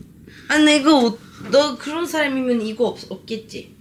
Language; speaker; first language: Korean; non-native, fluent; Turkish